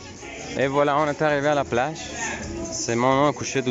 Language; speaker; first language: French; non-native, fluent; Spanish